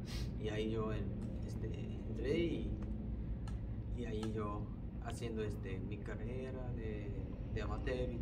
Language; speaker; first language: Spanish; non-native, fluent; Japanese